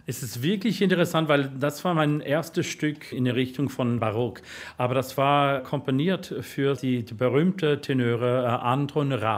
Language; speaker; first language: German; non-native, fluent; English